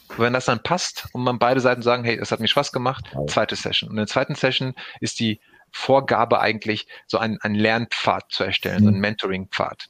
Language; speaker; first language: German; early bilingual, other home language; Turkish